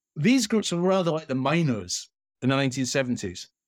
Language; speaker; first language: English; native; English